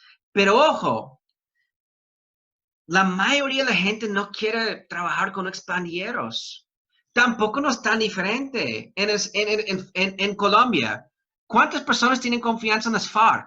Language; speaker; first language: Spanish; non-native, fluent; English